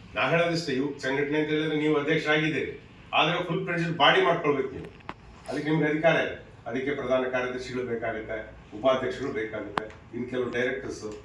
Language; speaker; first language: Kannada; native; Kannada